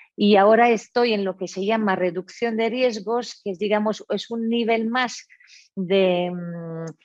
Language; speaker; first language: Spanish; non-native, fluent; French